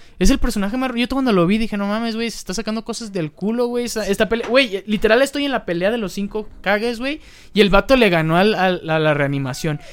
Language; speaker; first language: Spanish; early bilingual, heritage; Spanish